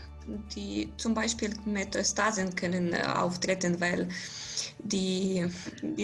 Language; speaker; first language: German; non-native, learner; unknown